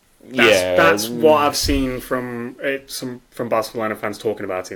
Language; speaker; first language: English; native; English